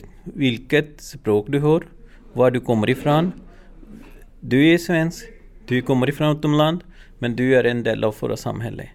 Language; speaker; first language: Swedish; non-native, learner; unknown